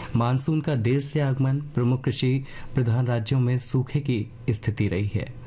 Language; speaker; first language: Hindi; native; Hindi